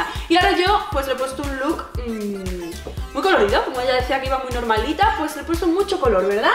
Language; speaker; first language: Spanish; native; Spanish